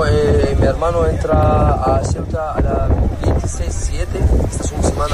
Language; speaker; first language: Spanish; non-native, learner; Arabic